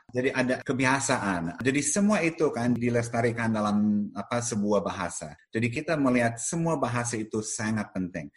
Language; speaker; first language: Indonesian; non-native, fluent; English